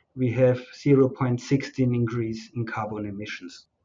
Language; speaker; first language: English; non-native, fluent; German